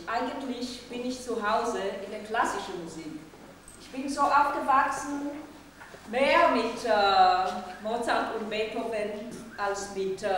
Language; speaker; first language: German; non-native, fluent; Hebrew